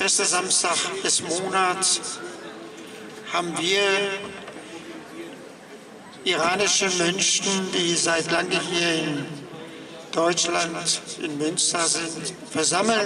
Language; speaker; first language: German; non-native, fluent; Persian